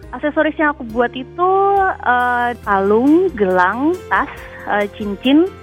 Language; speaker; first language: Indonesian; native; Indonesian